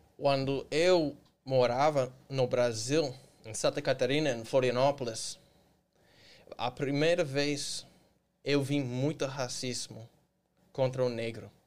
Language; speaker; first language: Portuguese; non-native, fluent; English